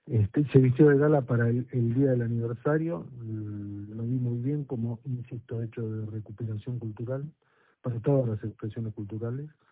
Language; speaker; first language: Spanish; native; Spanish